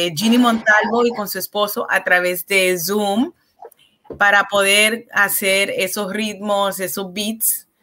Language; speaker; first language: Spanish; early bilingual, heritage; Spanish